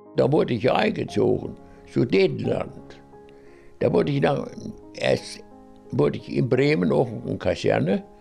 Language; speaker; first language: German; native; German